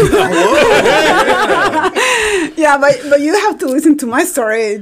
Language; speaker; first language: English; non-native, fluent; Spanish